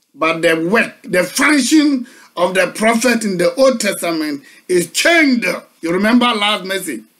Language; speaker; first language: English; non-native, local second language; Akan